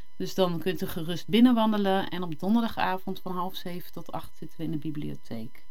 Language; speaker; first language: Dutch; native; Dutch